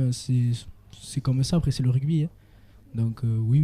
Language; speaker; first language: French; native; French